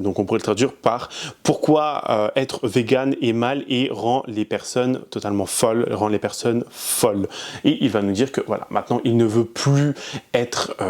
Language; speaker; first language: French; native; French